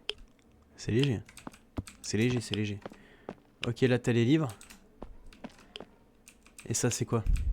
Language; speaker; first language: French; native; French